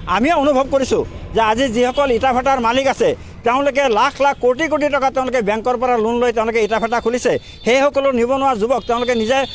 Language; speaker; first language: Assamese; non-native, local second language; Bangla